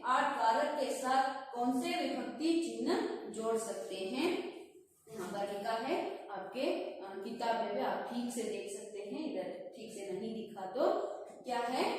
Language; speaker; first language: Hindi; non-native, local second language; Kannada